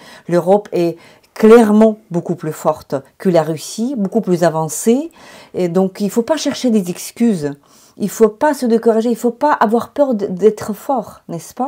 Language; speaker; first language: French; non-native, fluent; Ukrainian